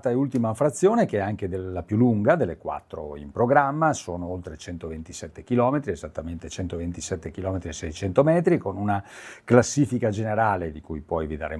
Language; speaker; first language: Italian; native; Italian